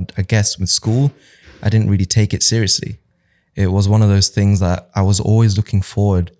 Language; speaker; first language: English; early bilingual, other home language; Hindi